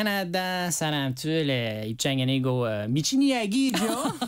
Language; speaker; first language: Korean; non-native, learner; French